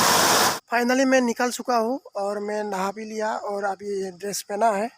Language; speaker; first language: Hindi; non-native, local second language; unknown